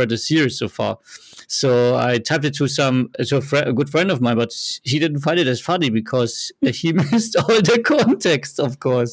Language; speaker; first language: English; non-native, fluent; German